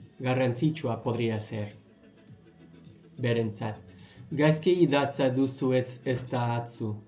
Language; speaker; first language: Basque; non-native, learner; English